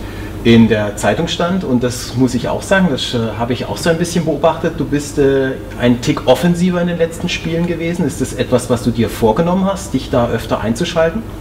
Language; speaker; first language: German; native; German